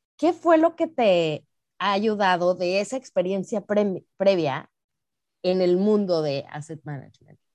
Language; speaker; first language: Spanish; native; Spanish